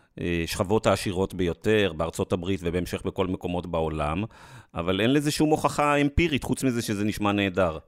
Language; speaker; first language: Hebrew; native; Hebrew